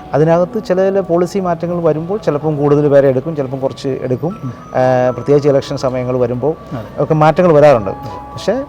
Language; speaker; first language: Malayalam; native; Malayalam